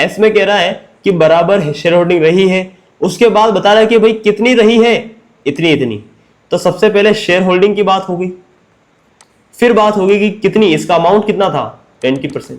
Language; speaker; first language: Hindi; native; Hindi